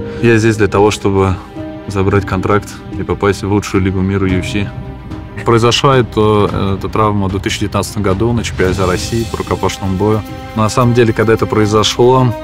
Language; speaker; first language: Russian; native; Russian